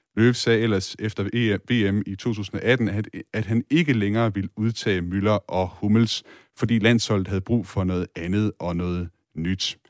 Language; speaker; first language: Danish; native; Danish